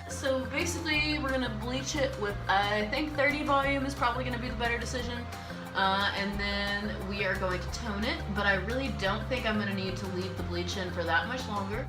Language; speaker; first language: English; native; English